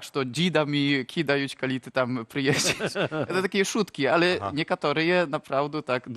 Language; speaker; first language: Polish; non-native, local second language; Ukrainian